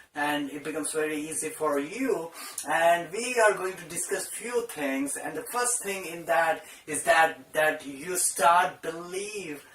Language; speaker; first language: English; non-native, local second language; Telugu